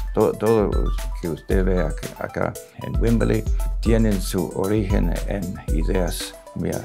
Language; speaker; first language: Spanish; non-native, local second language; English